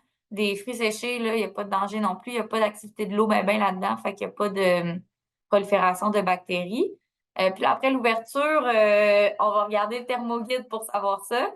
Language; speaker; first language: French; native; French